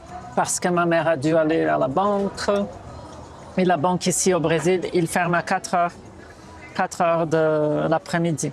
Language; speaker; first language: French; non-native, fluent; Portuguese